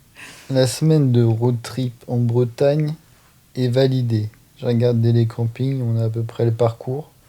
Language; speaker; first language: French; native; French